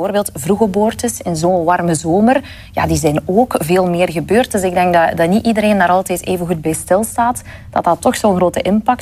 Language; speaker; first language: Dutch; native; Dutch